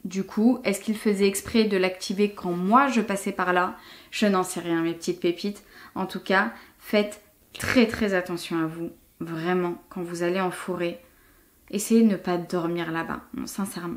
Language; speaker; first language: French; native; French